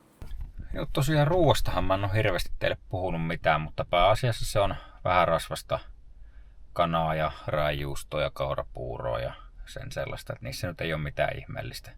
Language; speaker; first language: Finnish; native; Finnish